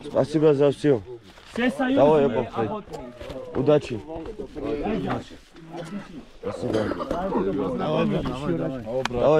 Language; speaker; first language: Russian; non-native, learner; Georgian